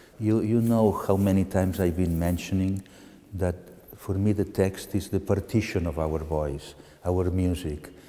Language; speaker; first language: English; non-native, fluent; Catalan